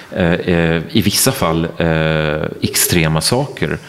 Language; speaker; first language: Swedish; non-native, fluent; French